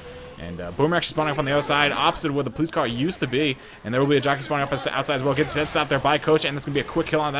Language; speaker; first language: English; native; English